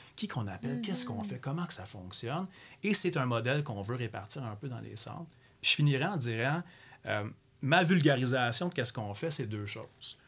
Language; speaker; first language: French; native; French